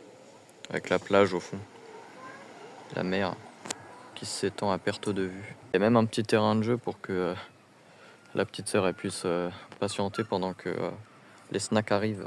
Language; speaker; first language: French; native; French